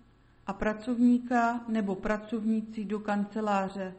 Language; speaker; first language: Czech; native; Czech